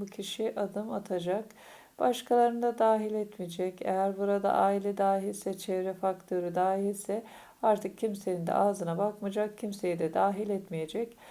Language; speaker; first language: Turkish; native; Turkish